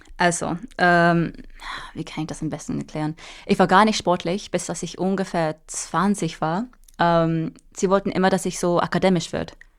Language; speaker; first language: German; non-native, fluent; English